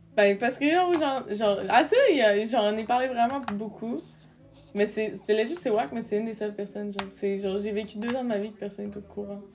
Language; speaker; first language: French; native; French